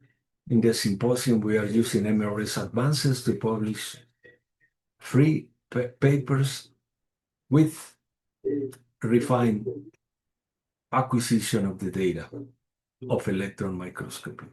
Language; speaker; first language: English; non-native, fluent; Spanish